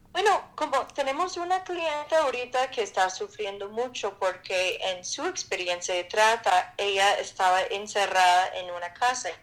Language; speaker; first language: Spanish; non-native, fluent; English